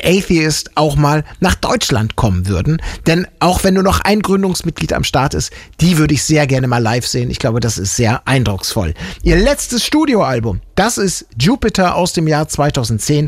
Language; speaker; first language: German; native; German